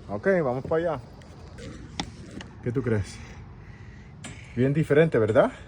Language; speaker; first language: Spanish; early bilingual, heritage; Spanish